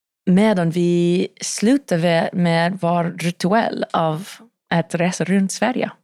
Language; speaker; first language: Swedish; non-native, learner; English